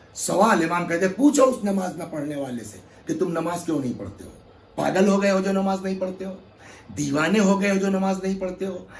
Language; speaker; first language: Urdu; native; Urdu